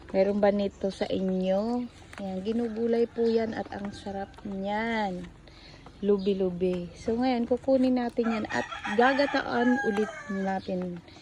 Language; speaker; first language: Filipino; non-native, local second language; Bikol